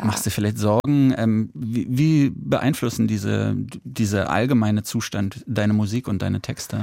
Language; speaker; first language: German; native; German